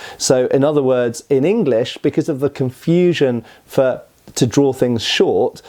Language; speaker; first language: English; native; English